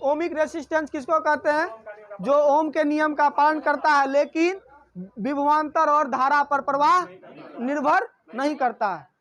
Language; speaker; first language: Hindi; native; Hindi